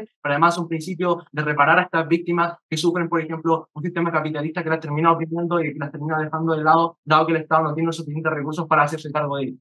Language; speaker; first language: Spanish; native; Spanish